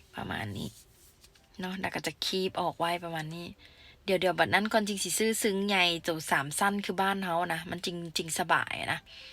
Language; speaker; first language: Thai; native; Thai